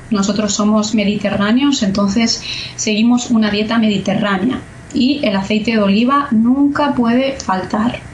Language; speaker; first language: Spanish; native; Spanish